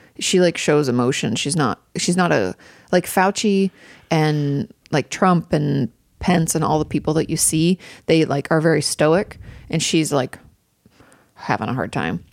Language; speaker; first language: English; native; English